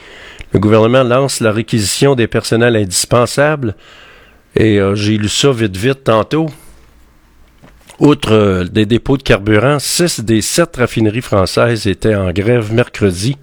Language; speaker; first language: French; native; French